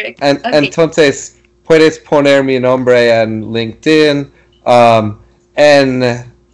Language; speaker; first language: Spanish; non-native, learner; English